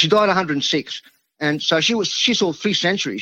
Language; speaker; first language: English; non-native, local second language; Italian